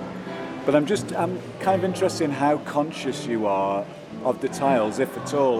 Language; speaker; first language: English; native; English